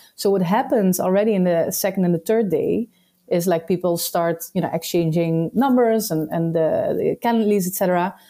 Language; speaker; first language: English; non-native, fluent; Dutch